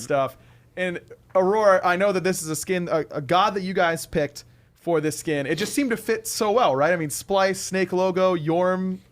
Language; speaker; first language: English; native; English